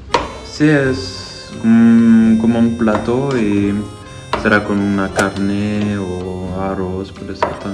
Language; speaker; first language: Spanish; non-native, fluent; French